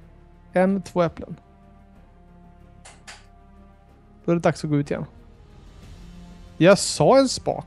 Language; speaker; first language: Swedish; native; Swedish